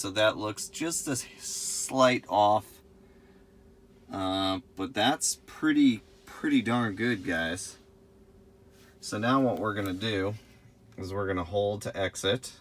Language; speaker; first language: English; native; English